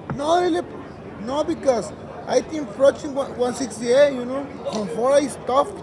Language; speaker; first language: English; non-native, learner; Spanish